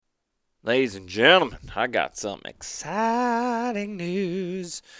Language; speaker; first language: English; native; English